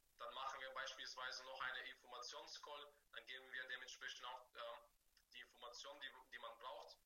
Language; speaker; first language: German; non-native, fluent; Bulgarian